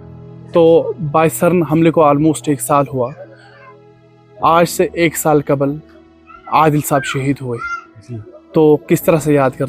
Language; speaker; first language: Hindi; native; Hindi